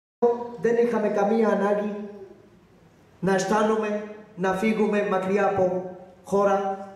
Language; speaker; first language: Greek; non-native, learner; Urdu